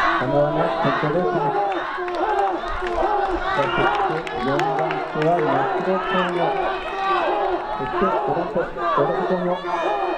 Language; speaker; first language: Japanese; native; Japanese